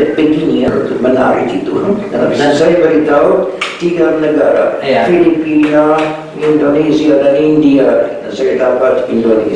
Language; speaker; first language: Indonesian; non-native, fluent; Hungarian